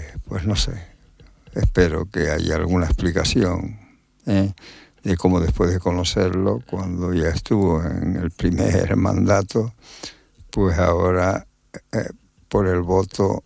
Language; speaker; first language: Spanish; native; Spanish